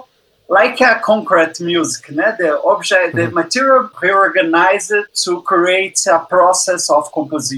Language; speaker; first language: English; non-native, learner; Portuguese